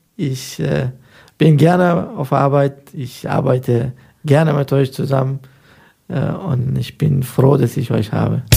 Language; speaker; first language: German; non-native, fluent; Persian